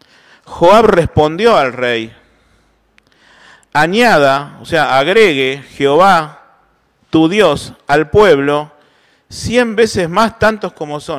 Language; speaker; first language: Spanish; native; Spanish